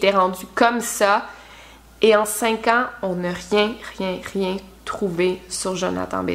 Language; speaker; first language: French; native; French